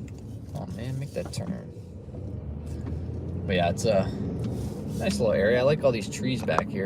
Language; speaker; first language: English; native; English